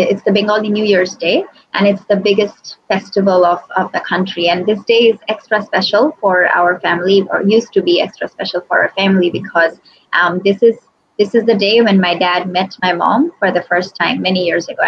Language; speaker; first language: English; non-native, local second language; Bangla